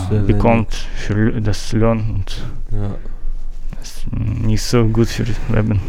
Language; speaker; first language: German; non-native, learner; Russian